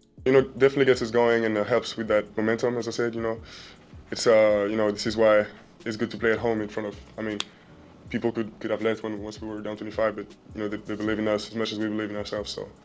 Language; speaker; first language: English; non-native, fluent; French